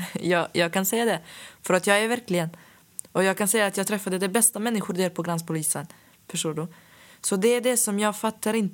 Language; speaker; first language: Swedish; non-native, fluent; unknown